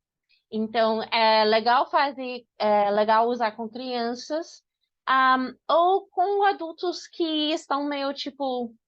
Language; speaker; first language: Portuguese; non-native, fluent; English